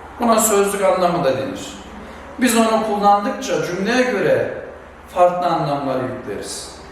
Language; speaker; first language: Turkish; native; Turkish